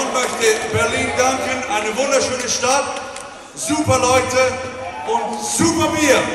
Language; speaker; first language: German; non-native, learner; English